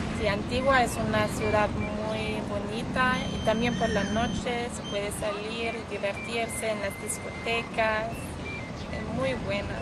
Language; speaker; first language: Spanish; non-native, learner; German